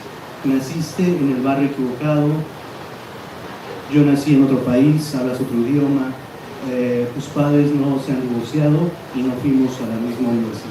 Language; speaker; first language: Spanish; native; Spanish